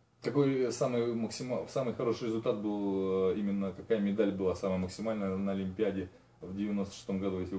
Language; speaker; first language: Russian; native; Russian